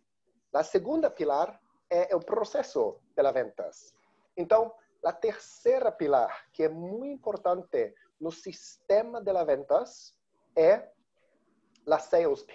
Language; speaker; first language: Spanish; non-native, learner; Portuguese